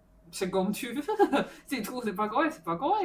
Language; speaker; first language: French; non-native, learner; Chinese